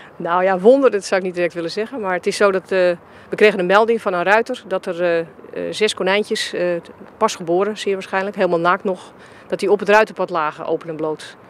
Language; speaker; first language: Dutch; native; Dutch